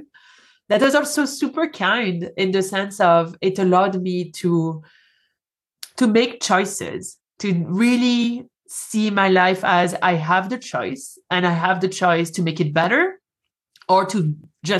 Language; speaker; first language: English; non-native, fluent; French